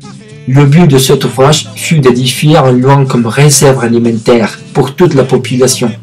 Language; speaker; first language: French; non-native, learner; Spanish